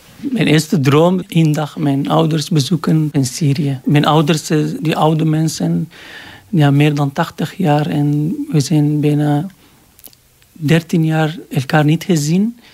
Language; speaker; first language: Dutch; non-native, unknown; Arabic